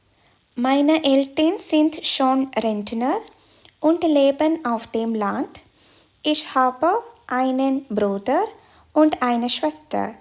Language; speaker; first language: German; non-native, fluent; Malayalam